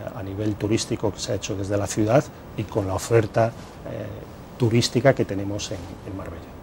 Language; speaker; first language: Spanish; native; Spanish